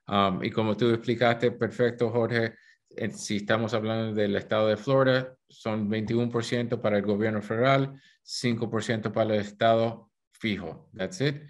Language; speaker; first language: Spanish; early bilingual, heritage; Spanish